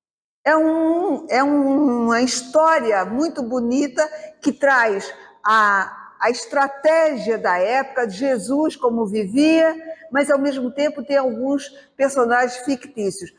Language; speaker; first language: Portuguese; native; Portuguese